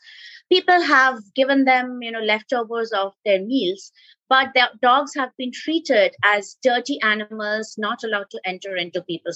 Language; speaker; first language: English; non-native, local second language; Bangla